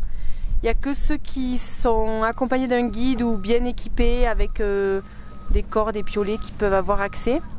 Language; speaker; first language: French; native; French